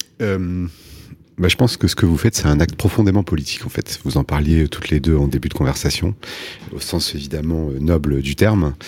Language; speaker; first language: French; native; French